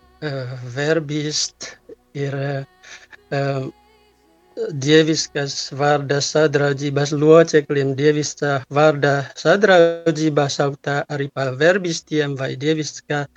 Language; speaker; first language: Latvian; non-native, learner; Italian